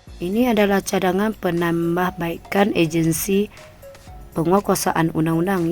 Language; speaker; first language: Malay; non-native, local second language; Chinese